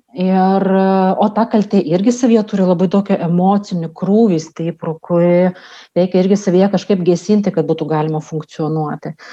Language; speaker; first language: Lithuanian; non-native, local second language; Russian